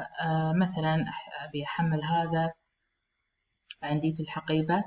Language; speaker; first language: Arabic; native; Arabic